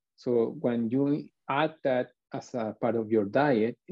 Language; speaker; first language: English; non-native, fluent; Spanish